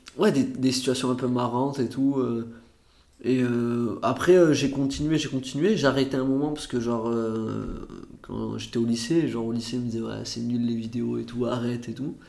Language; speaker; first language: French; early bilingual, other home language; Portuguese